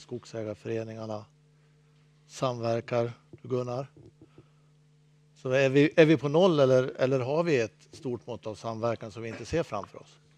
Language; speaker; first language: Swedish; native; Swedish